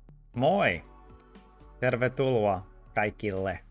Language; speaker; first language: Finnish; non-native, learner; English